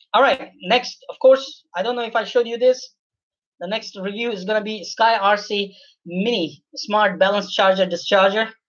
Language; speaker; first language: English; non-native, local second language; Urdu